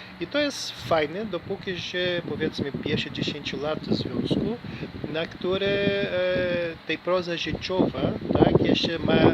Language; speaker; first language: Polish; non-native, learner; Portuguese